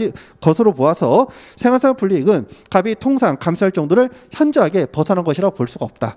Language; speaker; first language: Korean; native; Korean